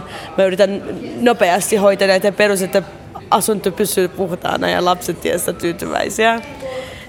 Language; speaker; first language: Finnish; early bilingual, other home language; Arabic